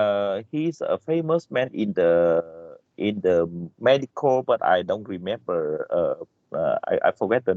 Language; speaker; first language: English; non-native, learner; Vietnamese